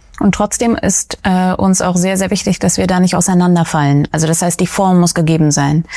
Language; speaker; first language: German; early bilingual, other home language; Russian